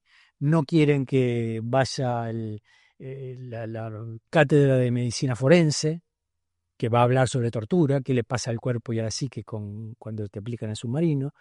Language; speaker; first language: Spanish; native; Spanish